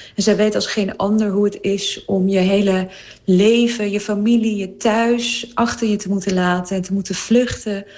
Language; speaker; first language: Dutch; early bilingual, other home language; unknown